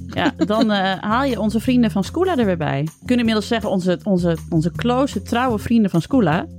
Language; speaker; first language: Dutch; native; Dutch